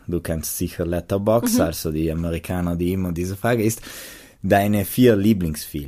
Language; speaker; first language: German; non-native, local second language; Italian